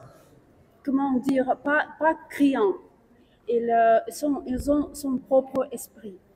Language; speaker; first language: French; non-native, fluent; Russian